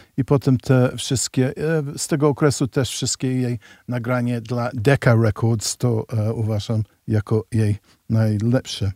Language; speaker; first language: Polish; early bilingual, heritage; English